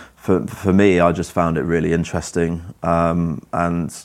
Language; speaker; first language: English; native; English